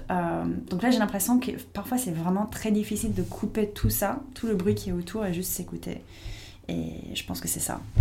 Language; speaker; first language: French; non-native, fluent; English